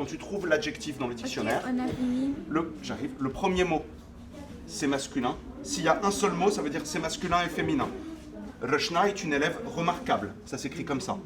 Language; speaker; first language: French; native; French